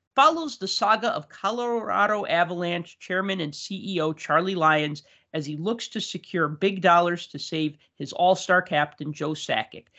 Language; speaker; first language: English; native; English